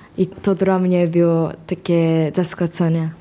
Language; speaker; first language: Polish; non-native, learner; Japanese